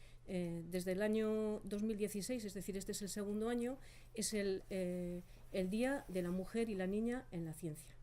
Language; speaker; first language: Spanish; native; Spanish